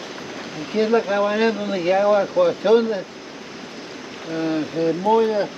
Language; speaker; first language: Spanish; non-native, local second language; Quechua